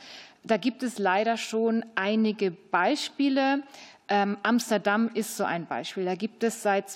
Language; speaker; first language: German; native; German